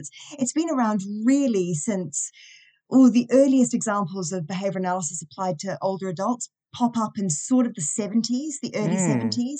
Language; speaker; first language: English; native; English